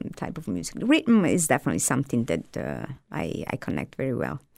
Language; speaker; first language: English; non-native, fluent; Italian